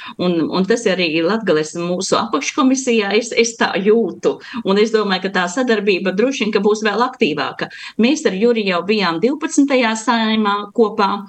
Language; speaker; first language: Latvian; native; Latvian